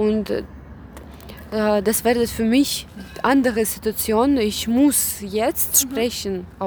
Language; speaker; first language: German; non-native, learner; Russian